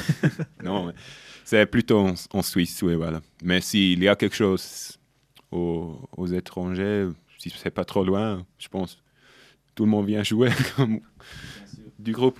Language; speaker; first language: French; non-native, local second language; German